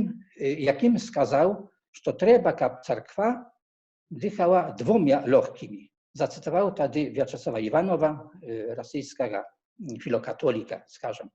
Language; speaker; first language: Polish; non-native, learner; Belarusian